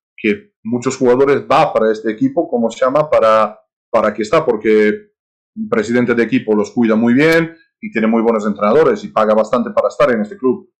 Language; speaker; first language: Spanish; non-native, fluent; Serbian